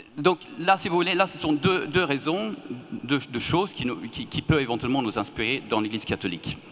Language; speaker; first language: French; non-native, fluent; Swedish